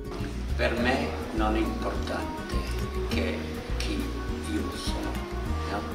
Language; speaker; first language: Italian; non-native, learner; German